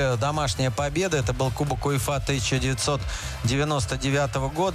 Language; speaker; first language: Russian; native; Russian